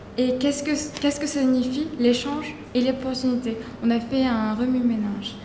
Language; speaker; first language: French; non-native, fluent; Turkish